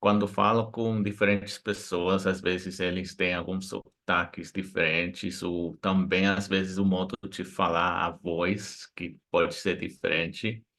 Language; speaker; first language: Portuguese; non-native, fluent; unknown